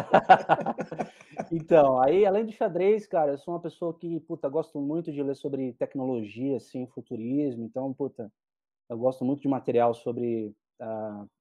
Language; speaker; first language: Portuguese; native; Portuguese